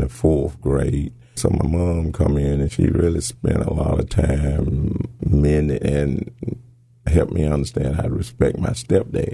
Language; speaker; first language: English; native; English